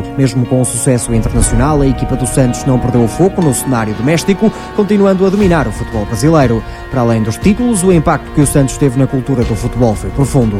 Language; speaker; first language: Portuguese; native; Portuguese